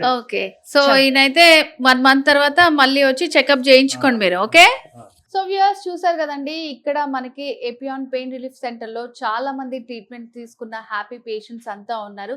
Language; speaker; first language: Telugu; native; Telugu